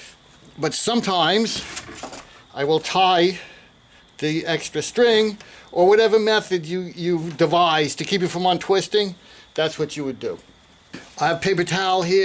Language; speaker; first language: English; native; English